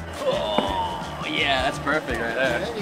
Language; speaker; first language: English; native; English